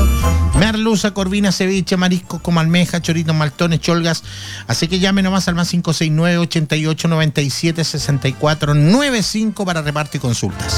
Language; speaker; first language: Spanish; native; Spanish